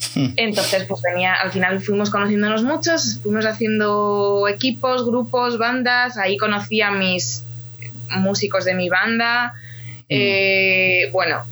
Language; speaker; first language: Spanish; early bilingual, other home language; Ukrainian